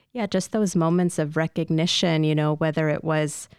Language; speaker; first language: English; native; English